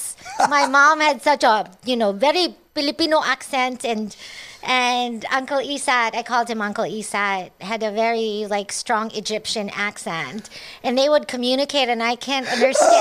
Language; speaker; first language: English; non-native, local second language; Cebuano